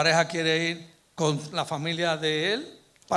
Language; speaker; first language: Spanish; native; Spanish